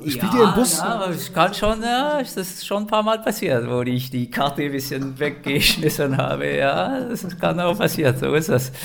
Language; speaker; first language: German; non-native, fluent; French